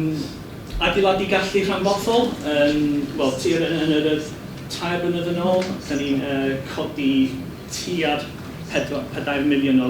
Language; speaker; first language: Welsh; non-native, learner; English